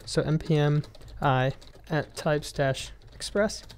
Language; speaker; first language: English; native; English